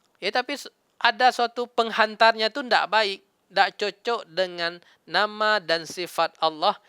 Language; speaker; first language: Malay; non-native, local second language; Minangkabau